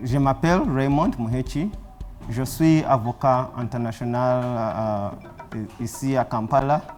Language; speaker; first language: French; non-native, learner; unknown